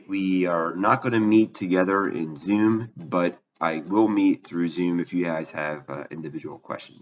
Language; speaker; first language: English; native; English